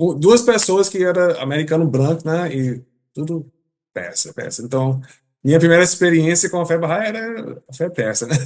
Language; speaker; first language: Portuguese; non-native, fluent; English